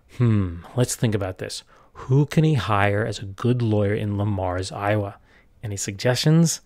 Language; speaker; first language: English; native; English